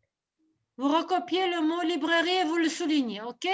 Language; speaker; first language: French; non-native, local second language; Arabic